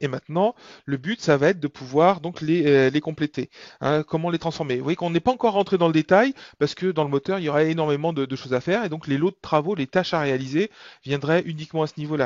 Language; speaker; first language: French; native; French